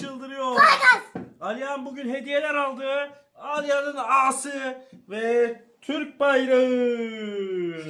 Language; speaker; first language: Turkish; native; Turkish